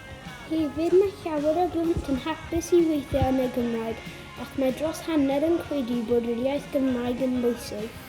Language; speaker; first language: Welsh; non-native, local second language; English